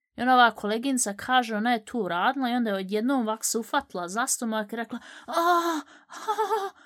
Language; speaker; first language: Bosnian; native; Bosnian